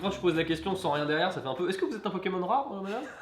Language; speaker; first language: French; native; French